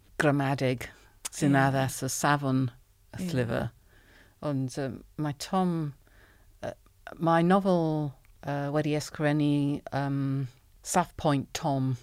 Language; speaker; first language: Welsh; non-native, learner; English